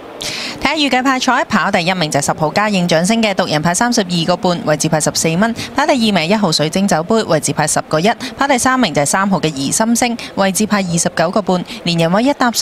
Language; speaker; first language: Cantonese; native; Cantonese